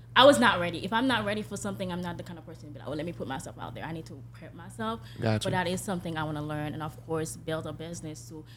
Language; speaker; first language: English; early bilingual, other home language; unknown